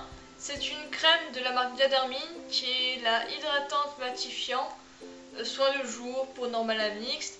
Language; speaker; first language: French; native; French